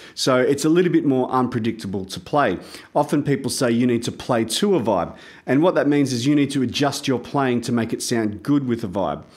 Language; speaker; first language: English; native; English